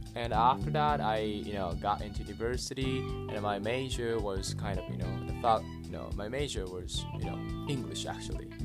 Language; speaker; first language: English; non-native, fluent; Japanese